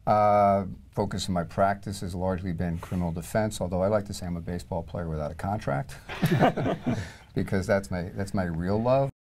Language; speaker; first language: English; native; English